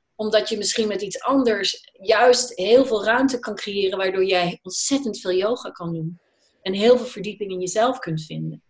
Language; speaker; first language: Dutch; native; Dutch